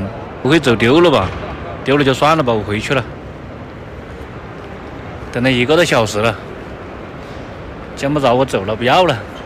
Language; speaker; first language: Chinese; native; Chinese